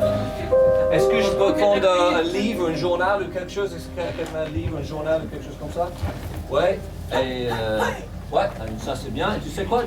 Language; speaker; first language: French; native; French